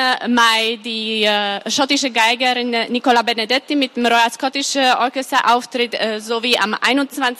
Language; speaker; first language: German; non-native, fluent; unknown